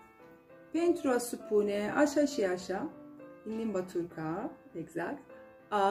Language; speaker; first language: Romanian; non-native, fluent; Turkish